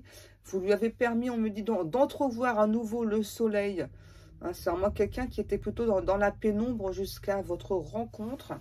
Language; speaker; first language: French; native; French